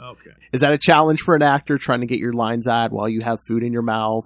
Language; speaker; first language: English; native; English